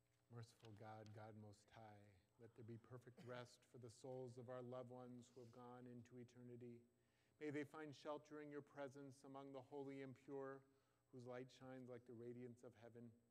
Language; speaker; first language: English; native; English